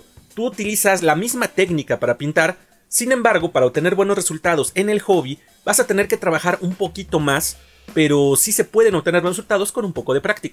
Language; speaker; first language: Spanish; native; Spanish